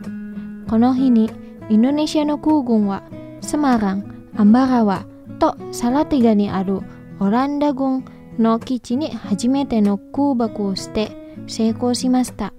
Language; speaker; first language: Japanese; non-native, fluent; Indonesian